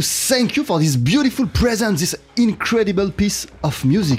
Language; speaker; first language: English; non-native, fluent; French